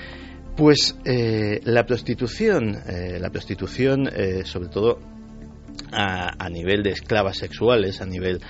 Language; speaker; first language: Spanish; native; Spanish